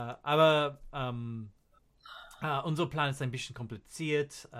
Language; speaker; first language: German; non-native, learner; English